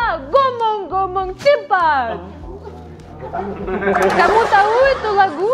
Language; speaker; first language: Indonesian; non-native, learner; Russian